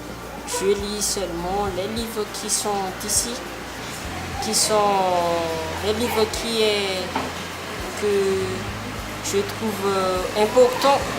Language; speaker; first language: French; non-native, local second language; Malagasy